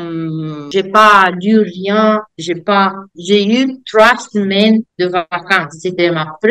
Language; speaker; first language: French; non-native, fluent; Romanian